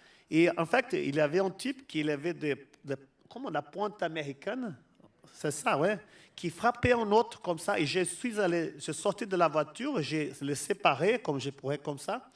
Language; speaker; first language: French; non-native, fluent; Portuguese